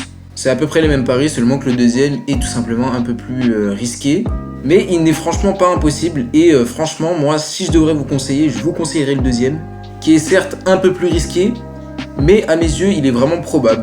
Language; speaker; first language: French; native; French